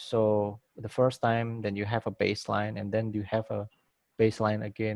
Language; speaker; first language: English; non-native, fluent; Indonesian